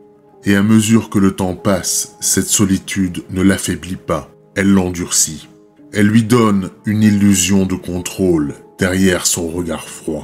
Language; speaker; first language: French; native; French